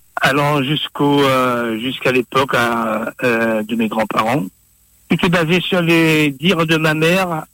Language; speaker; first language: French; non-native, local second language; Morisyen